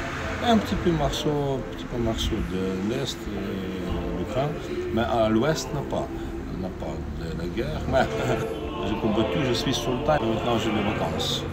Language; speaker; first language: French; non-native, learner; Ukrainian